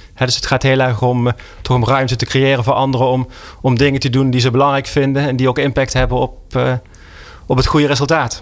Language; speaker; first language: Dutch; native; Dutch